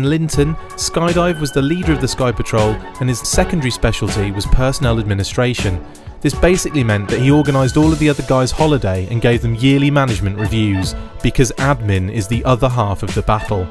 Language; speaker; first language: English; native; English